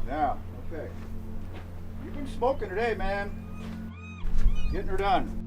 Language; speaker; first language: English; native; English